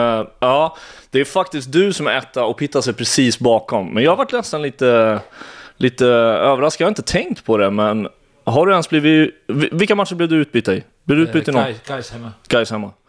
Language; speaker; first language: Swedish; native; Swedish